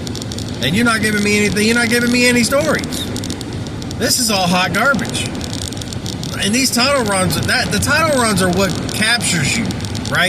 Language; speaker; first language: English; native; English